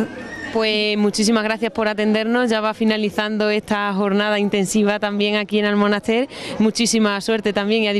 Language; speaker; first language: Spanish; native; Spanish